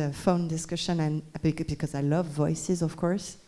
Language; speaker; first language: English; non-native, fluent; French